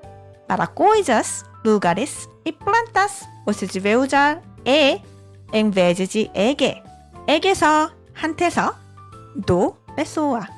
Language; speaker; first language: Portuguese; non-native, learner; Korean